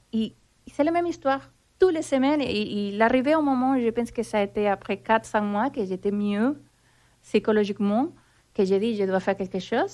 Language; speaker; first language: French; non-native, fluent; Spanish